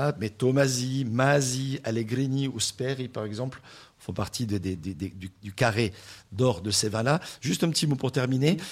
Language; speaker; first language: French; native; French